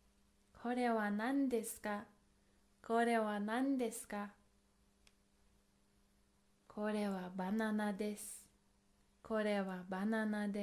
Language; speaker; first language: Japanese; non-native, fluent; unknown